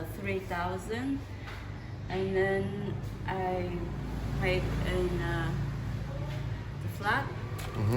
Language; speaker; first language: English; non-native, learner; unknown